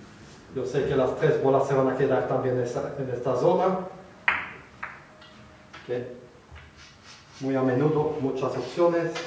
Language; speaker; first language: Spanish; non-native, fluent; French